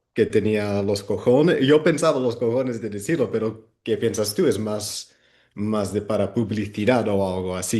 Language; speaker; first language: Spanish; non-native, fluent; Dutch